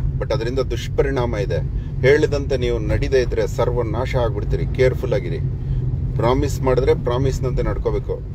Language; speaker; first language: Kannada; native; Kannada